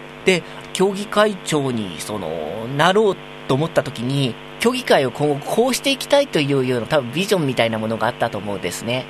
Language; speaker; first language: Japanese; native; Japanese